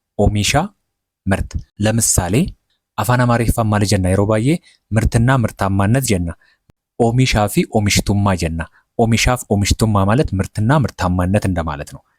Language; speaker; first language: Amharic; non-native, local second language; Oromo